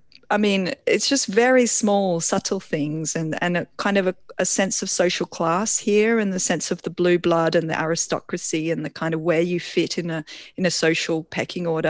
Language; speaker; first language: English; native; English